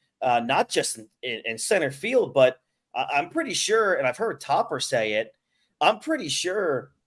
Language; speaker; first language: English; native; English